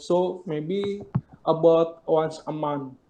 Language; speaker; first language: English; non-native, learner; Indonesian